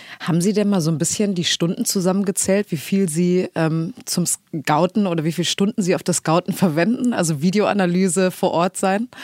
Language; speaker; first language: German; native; German